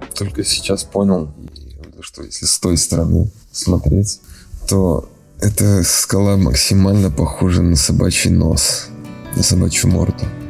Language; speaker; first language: Russian; native; Russian